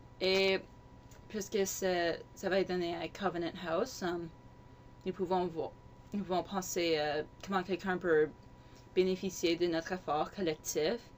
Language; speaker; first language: French; non-native, local second language; English